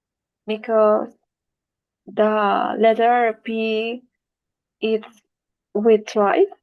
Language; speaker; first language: English; non-native, learner; Spanish